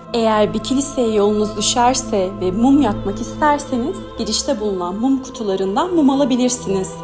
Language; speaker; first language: Turkish; native; Turkish